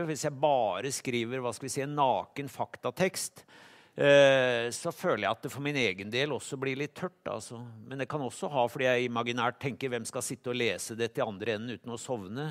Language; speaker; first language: Norwegian; native; Norwegian